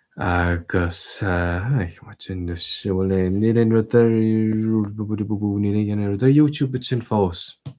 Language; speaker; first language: Irish; native; Irish